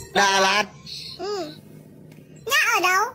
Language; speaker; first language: Vietnamese; non-native, learner; Indonesian